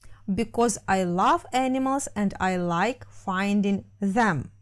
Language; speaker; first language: English; non-native, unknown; Ukrainian